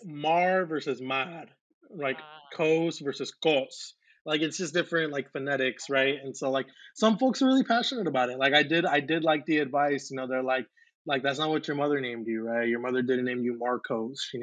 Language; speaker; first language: English; native; English